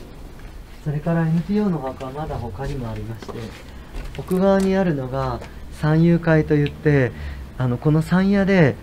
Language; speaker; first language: Japanese; native; Japanese